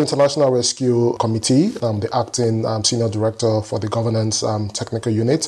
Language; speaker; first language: English; non-native, local second language; Yoruba